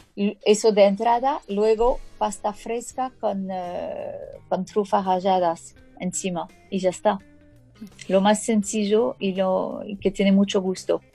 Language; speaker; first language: Spanish; non-native, fluent; French